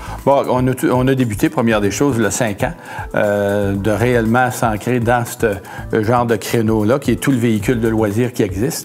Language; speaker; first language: French; native; French